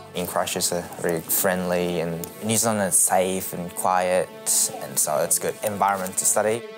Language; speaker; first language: English; non-native, fluent; Japanese